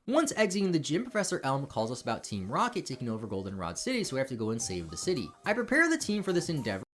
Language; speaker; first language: English; native; English